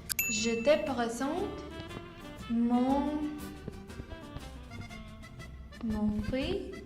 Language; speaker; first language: French; non-native, learner; Spanish